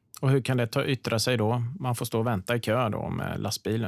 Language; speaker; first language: Swedish; native; Swedish